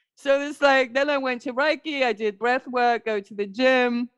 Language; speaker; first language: English; native; English